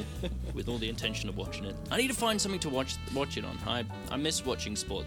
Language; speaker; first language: English; native; English